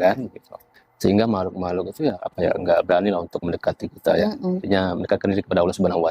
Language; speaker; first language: Indonesian; native; Indonesian